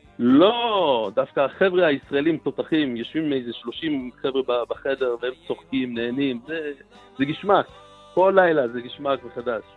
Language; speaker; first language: Hebrew; non-native, fluent; English